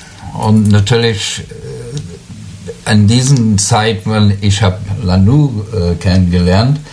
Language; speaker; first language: German; non-native, learner; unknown